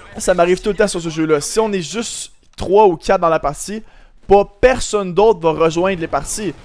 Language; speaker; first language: French; native; French